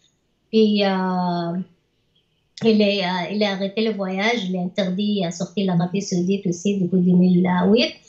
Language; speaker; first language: French; non-native, learner; Arabic